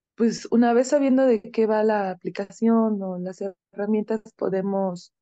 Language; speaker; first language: Spanish; native; Spanish